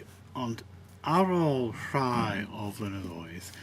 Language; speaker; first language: Welsh; non-native, fluent; English